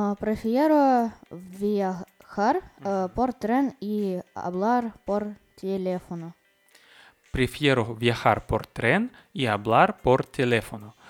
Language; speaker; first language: Spanish; non-native, learner; Russian